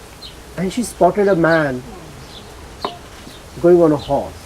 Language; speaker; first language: English; early bilingual, heritage; Gujarati